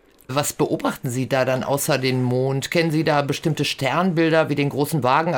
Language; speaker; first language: German; native; German